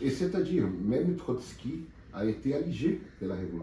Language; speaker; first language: French; non-native, learner; Portuguese